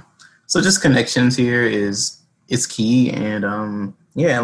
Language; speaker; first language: English; native; English